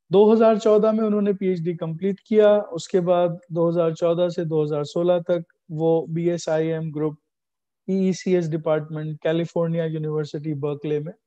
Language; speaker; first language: Hindi; native; Hindi